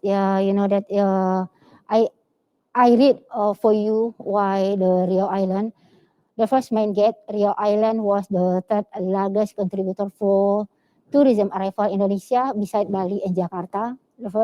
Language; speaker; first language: English; non-native, learner; Indonesian